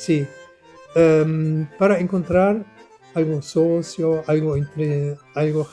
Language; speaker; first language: Spanish; non-native, learner; German